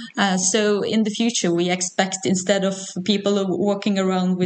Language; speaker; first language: English; non-native, fluent; Norwegian